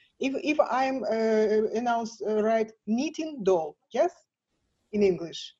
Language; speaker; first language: English; non-native, learner; Russian